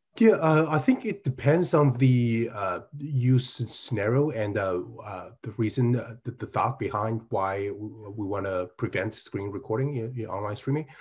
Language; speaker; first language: English; non-native, fluent; Chinese